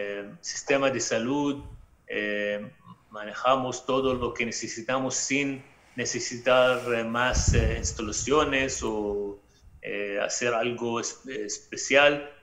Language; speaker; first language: Spanish; non-native, fluent; Arabic